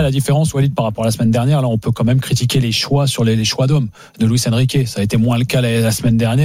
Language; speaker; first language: French; native; French